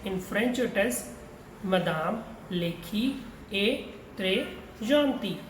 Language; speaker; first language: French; non-native, learner; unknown